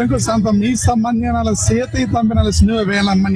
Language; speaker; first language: Spanish; non-native, learner; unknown